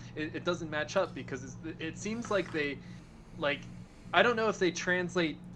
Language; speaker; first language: English; early bilingual, other home language; Spanish